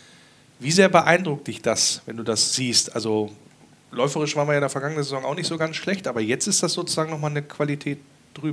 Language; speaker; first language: German; native; German